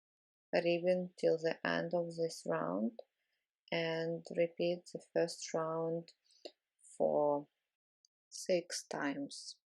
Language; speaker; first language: English; non-native, fluent; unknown